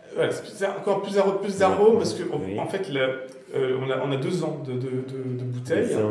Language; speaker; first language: French; native; French